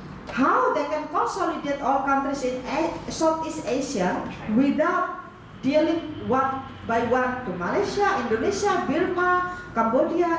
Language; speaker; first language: English; non-native, fluent; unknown